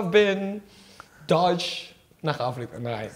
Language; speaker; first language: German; non-native, learner; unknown